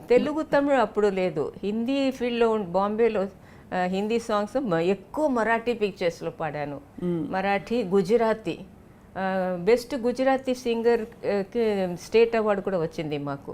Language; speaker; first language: Telugu; non-native, fluent; Tamil